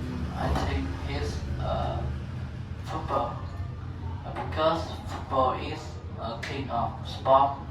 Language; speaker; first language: English; non-native, learner; Vietnamese